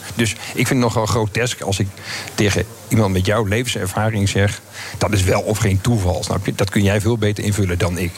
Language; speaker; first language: Dutch; native; Dutch